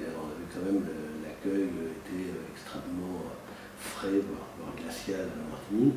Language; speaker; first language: French; native; French